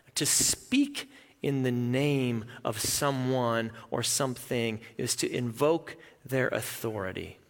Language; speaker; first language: English; native; English